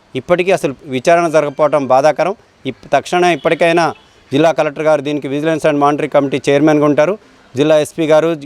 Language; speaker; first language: Telugu; non-native, local second language; Lambadi